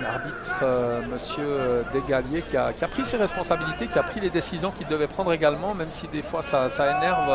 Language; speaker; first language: French; native; French